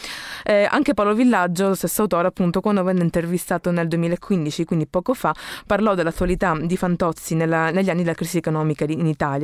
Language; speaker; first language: Italian; native; Italian